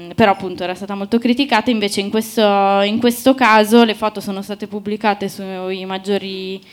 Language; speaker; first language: Italian; native; Italian